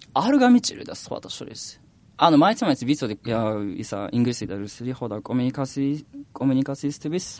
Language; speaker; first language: Georgian; non-native, learner; Japanese